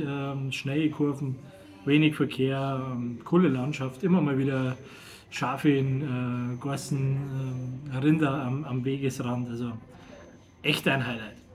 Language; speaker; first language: German; native; German